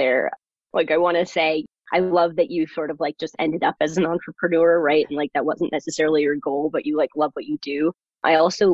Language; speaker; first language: English; early bilingual, other home language; German